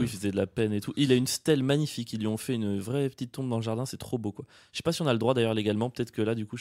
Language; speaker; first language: French; native; French